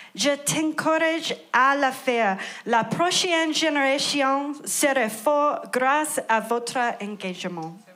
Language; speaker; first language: French; non-native, learner; English